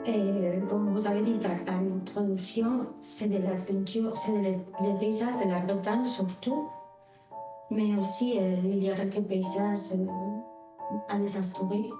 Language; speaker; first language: French; non-native, fluent; Spanish